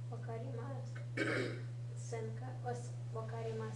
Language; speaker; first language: Japanese; non-native, learner; English